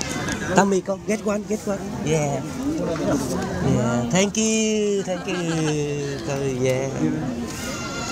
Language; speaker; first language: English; non-native, learner; Vietnamese